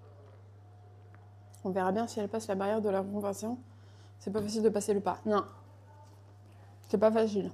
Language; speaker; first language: French; native; French